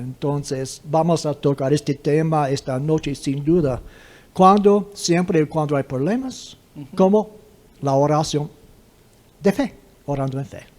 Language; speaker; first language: Spanish; non-native, fluent; English